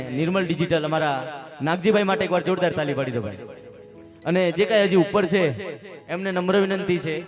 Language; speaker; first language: Gujarati; native; Gujarati